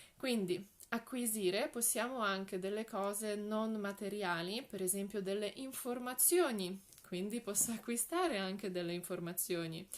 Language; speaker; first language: Italian; non-native, fluent; Polish